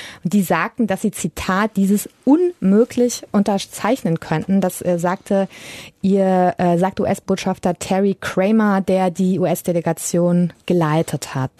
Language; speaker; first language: German; native; German